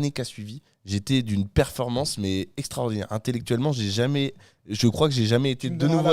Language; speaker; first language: French; native; French